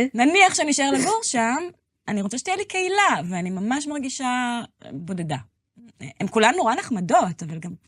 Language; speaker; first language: Hebrew; native; Hebrew